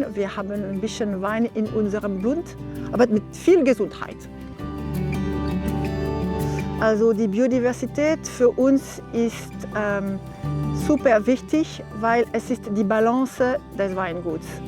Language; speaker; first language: German; non-native, learner; French